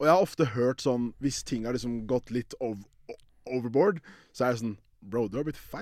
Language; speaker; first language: Norwegian; native; Norwegian